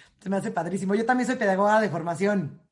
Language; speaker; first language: Spanish; native; Spanish